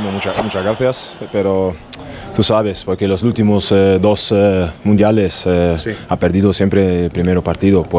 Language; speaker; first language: Spanish; non-native, learner; German